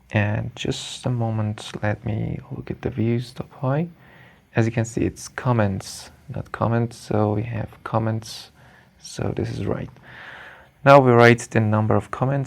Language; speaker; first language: English; non-native, fluent; Persian